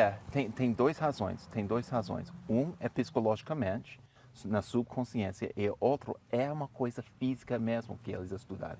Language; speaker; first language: Portuguese; non-native, fluent; English